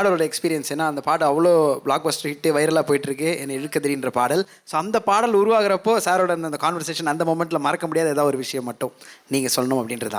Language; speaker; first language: Tamil; native; Tamil